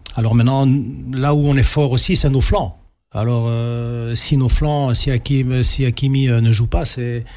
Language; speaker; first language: French; native; French